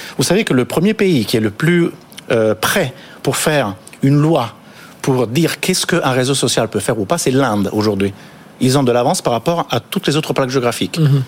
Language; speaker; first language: French; non-native, fluent; Italian